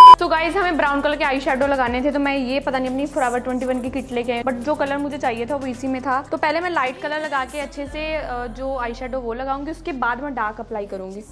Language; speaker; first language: Hindi; native; Hindi